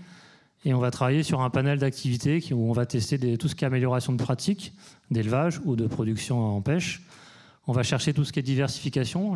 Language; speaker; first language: French; native; French